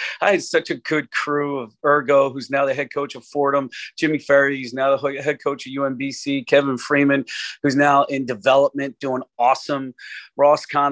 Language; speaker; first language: English; native; English